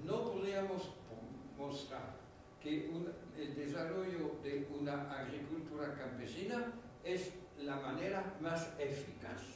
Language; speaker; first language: Spanish; non-native, fluent; French